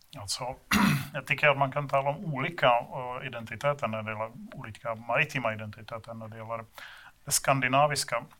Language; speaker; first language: Swedish; non-native, fluent; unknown